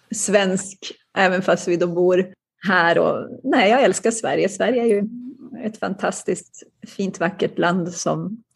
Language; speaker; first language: Swedish; native; Swedish